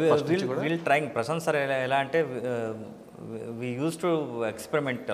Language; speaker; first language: Telugu; non-native, learner; Kannada